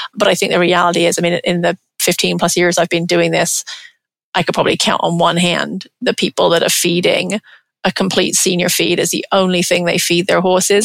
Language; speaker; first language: English; native; English